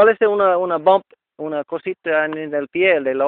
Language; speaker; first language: Spanish; non-native, learner; English